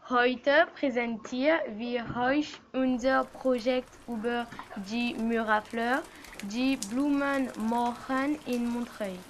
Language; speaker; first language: German; non-native, learner; French